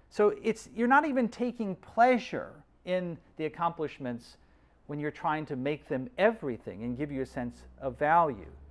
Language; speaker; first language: English; native; English